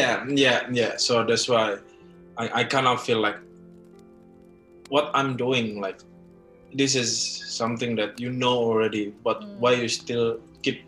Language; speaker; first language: English; non-native, learner; Indonesian